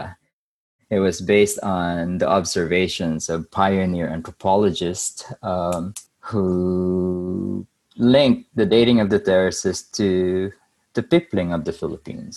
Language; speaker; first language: English; non-native, local second language; Bikol